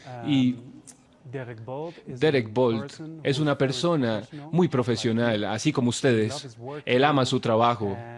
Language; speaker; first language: Spanish; non-native, fluent; Dutch